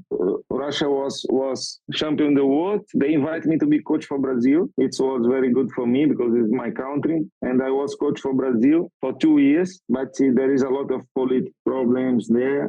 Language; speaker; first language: English; non-native, learner; Portuguese